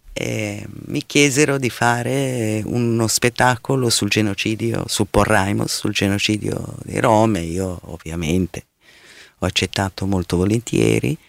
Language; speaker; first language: Italian; non-native, fluent; Serbian